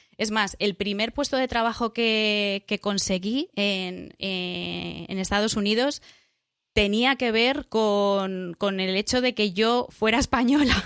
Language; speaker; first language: Spanish; native; Spanish